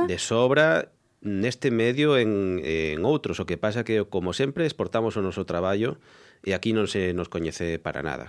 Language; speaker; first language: Galician; non-native, local second language; Spanish